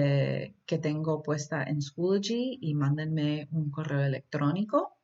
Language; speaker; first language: Spanish; early bilingual, heritage; Spanish